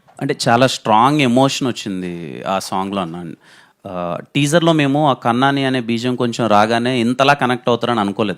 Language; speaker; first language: Telugu; native; Telugu